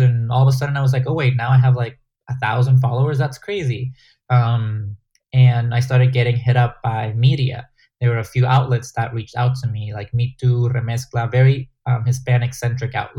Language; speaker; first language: English; non-native, fluent; Spanish